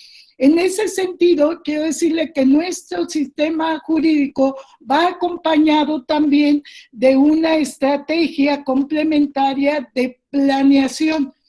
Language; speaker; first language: Spanish; native; Spanish